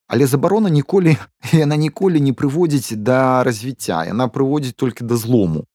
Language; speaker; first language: Belarusian; non-native, local second language; Russian